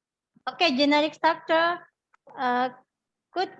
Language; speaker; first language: English; non-native, learner; Indonesian